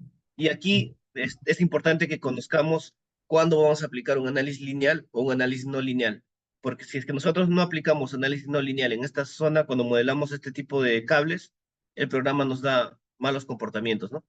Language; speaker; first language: Spanish; native; Spanish